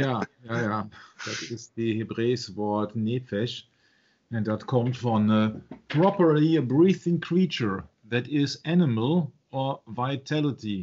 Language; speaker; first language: Dutch; non-native, learner; German